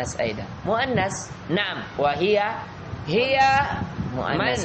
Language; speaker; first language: Arabic; non-native, fluent; Indonesian